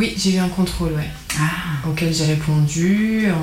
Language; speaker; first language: French; native; French